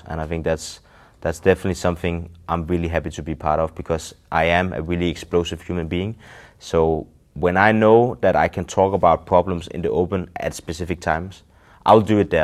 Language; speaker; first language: English; non-native, fluent; Danish